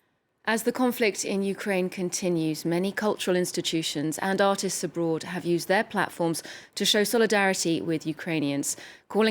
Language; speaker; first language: English; non-native, fluent; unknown